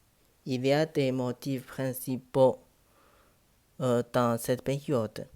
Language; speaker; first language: French; non-native, learner; Chinese